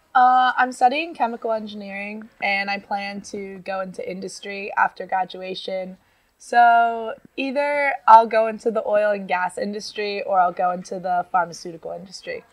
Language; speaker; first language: English; native; English